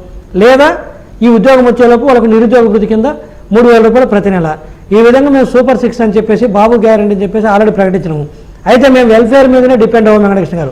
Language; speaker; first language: Telugu; native; Telugu